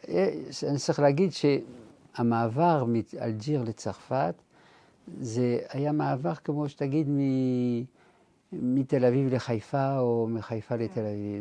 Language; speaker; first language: Hebrew; non-native, fluent; French